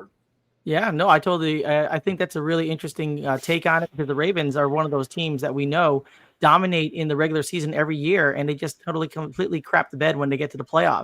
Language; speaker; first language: English; native; English